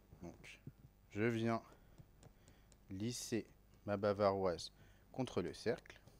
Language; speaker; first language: French; native; French